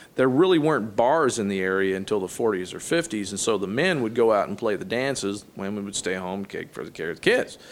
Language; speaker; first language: English; native; English